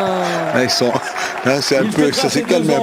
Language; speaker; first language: French; native; French